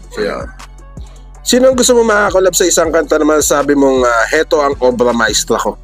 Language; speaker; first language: Filipino; native; Filipino